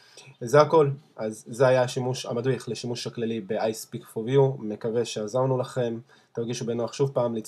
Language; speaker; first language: Hebrew; native; Hebrew